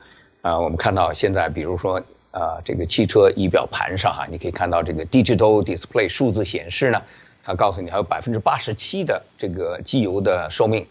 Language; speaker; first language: Chinese; native; Chinese